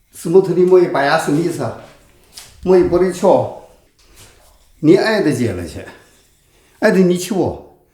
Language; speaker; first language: Russian; non-native, learner; Chinese